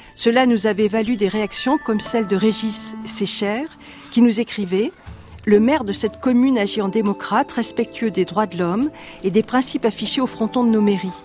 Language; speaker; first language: French; native; French